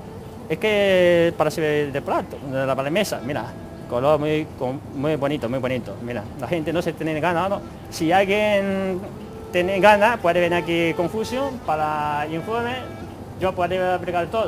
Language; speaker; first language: Spanish; non-native, learner; Chinese